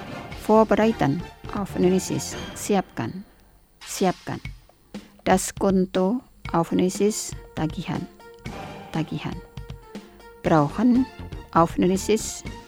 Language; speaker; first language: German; non-native, fluent; Indonesian